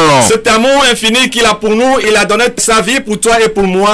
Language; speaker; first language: French; non-native, local second language; Ewe